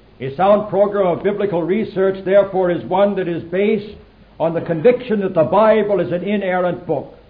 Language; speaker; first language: English; native; English